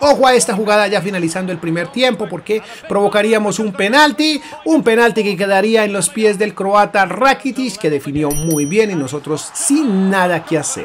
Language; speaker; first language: Spanish; native; Spanish